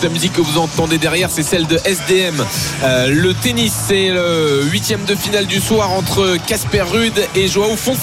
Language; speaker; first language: French; native; French